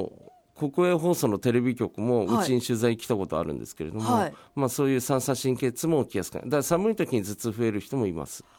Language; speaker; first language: Japanese; native; Japanese